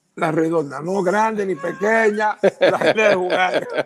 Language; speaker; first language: Spanish; early bilingual, heritage; Spanish